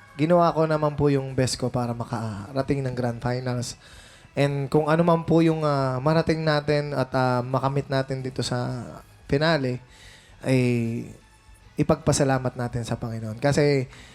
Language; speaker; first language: Filipino; native; Filipino